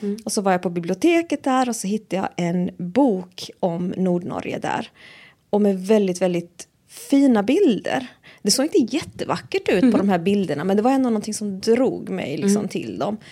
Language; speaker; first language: Swedish; native; Swedish